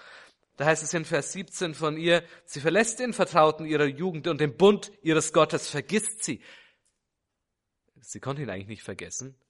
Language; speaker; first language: German; native; German